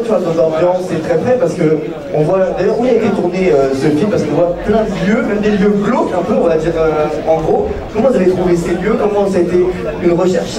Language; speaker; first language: French; native; French